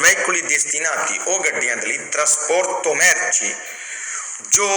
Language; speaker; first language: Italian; non-native, fluent; Punjabi